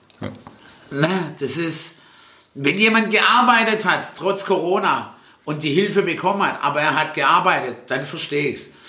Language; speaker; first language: German; early bilingual, other home language; Italian